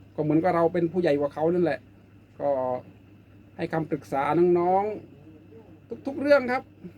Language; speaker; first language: Thai; non-native, local second language; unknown